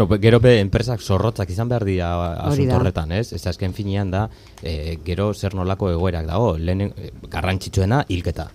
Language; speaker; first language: Basque; native; Basque